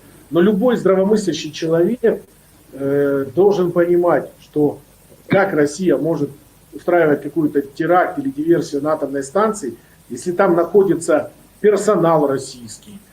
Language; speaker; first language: Russian; native; Russian